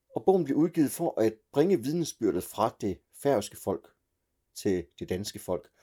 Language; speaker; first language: Danish; native; Danish